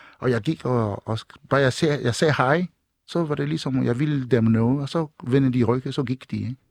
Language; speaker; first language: Danish; non-native, fluent; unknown